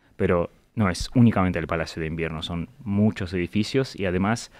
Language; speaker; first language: Spanish; non-native, fluent; Russian